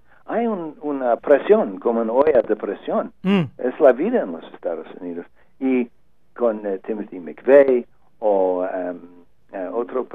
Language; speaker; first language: Spanish; non-native, learner; English